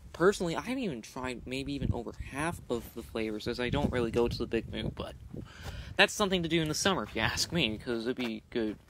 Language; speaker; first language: English; native; English